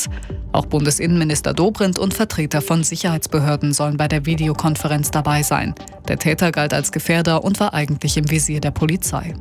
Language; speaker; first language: German; native; German